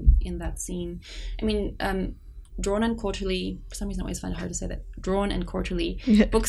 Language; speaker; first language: English; non-native, local second language; Afrikaans